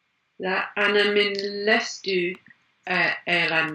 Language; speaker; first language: Arabic; non-native, learner; English